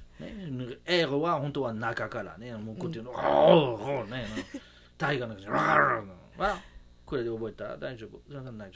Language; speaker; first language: Japanese; non-native, learner; French